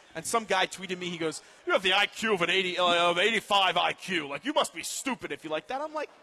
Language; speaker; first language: English; native; English